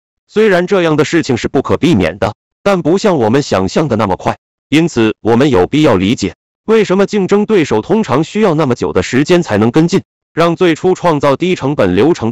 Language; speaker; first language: Chinese; native; Chinese